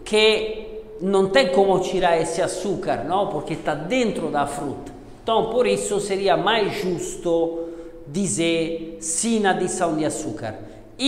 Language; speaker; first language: Portuguese; non-native, fluent; Italian